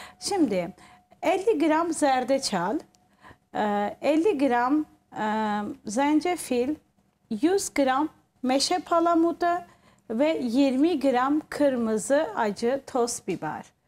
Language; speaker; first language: Turkish; non-native, fluent; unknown